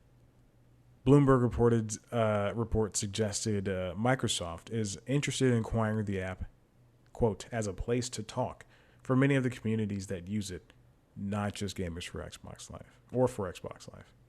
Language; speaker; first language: English; native; English